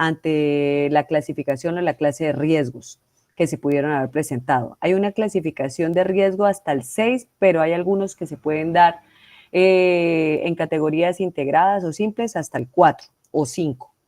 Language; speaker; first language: Spanish; native; Spanish